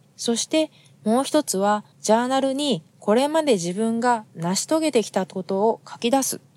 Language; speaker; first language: Japanese; native; Japanese